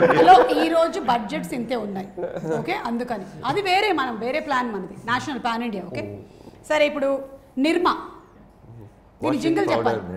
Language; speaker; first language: Telugu; native; Telugu